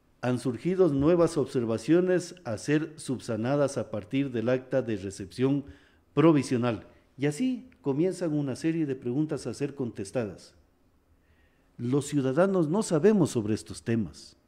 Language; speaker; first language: Spanish; native; Spanish